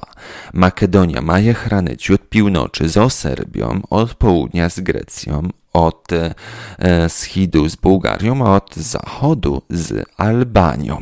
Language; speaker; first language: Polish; non-native, local second language; Rusyn